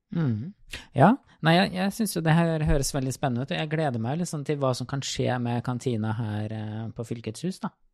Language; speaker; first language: Norwegian; native; Norwegian